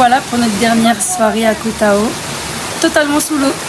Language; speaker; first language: French; native; French